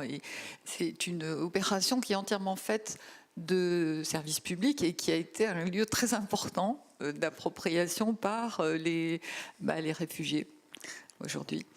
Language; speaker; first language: French; native; French